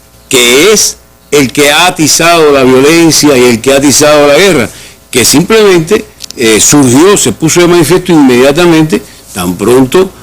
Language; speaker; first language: Spanish; native; Spanish